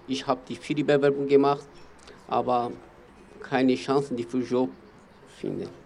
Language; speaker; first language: German; non-native, learner; Kurdish